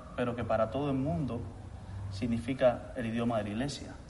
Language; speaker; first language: Spanish; native; Spanish